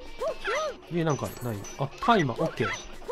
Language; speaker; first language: Japanese; native; Japanese